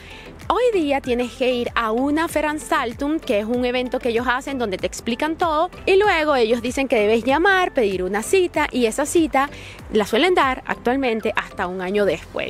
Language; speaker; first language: Spanish; native; Spanish